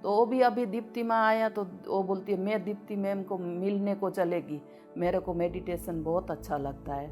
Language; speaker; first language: Hindi; non-native, local second language; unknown